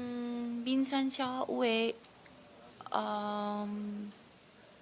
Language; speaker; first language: Filipino; non-native, learner; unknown